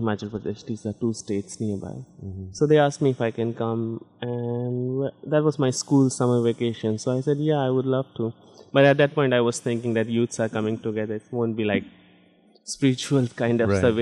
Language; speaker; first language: English; non-native, local second language; Hindi